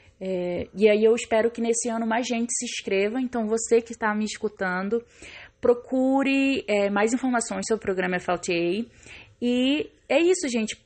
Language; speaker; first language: Portuguese; native; Portuguese